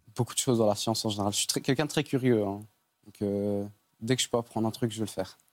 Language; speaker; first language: French; native; French